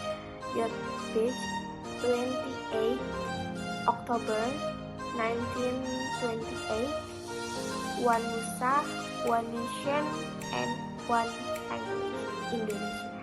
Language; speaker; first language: English; non-native, learner; Indonesian